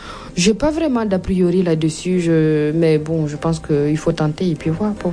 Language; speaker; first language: French; non-native, local second language; Mossi